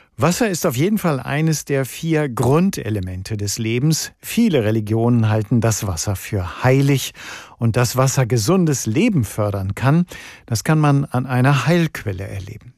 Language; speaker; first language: German; native; German